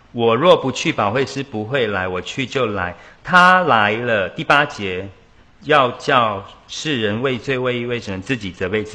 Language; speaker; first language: Chinese; native; Chinese